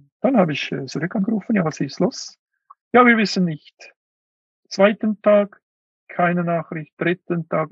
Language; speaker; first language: German; non-native, fluent; Uyghur